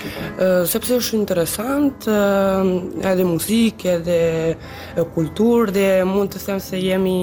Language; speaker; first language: Albanian; non-native, learner; Serbian